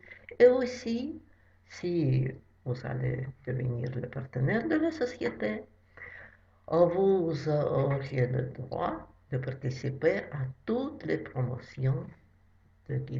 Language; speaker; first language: French; non-native, fluent; Russian